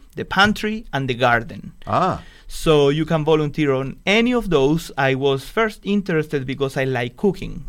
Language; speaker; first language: English; non-native, fluent; Spanish